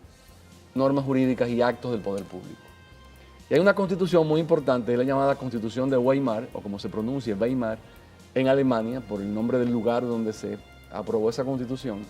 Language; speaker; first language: Spanish; native; Spanish